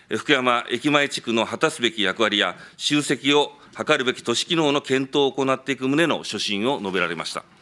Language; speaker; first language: Japanese; native; Japanese